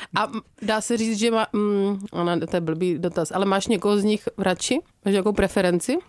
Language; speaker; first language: Czech; native; Czech